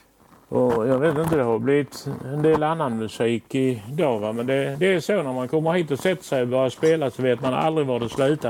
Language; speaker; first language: Swedish; native; Swedish